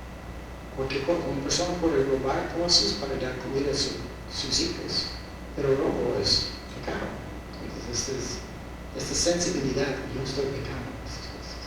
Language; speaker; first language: Spanish; non-native, fluent; English